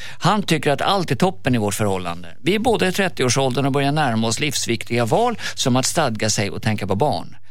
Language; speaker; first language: Swedish; native; Swedish